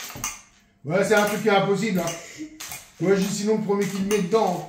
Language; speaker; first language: French; native; French